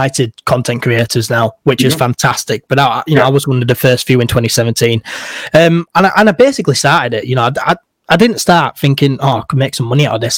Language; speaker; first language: English; native; English